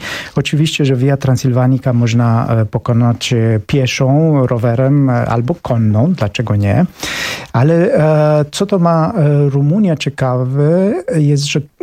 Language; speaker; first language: Polish; non-native, fluent; Romanian